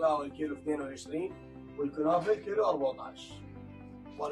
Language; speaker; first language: Arabic; native; Arabic